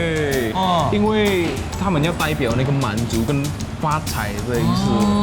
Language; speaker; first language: Chinese; non-native, fluent; Javanese